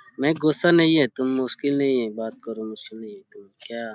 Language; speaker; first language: Hindi; non-native, learner; Bangla